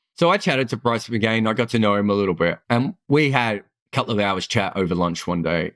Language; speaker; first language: English; native; English